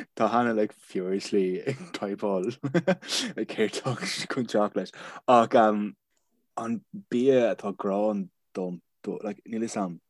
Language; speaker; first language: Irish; non-native, local second language; English